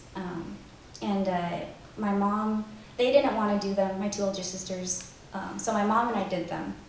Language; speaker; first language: English; native; English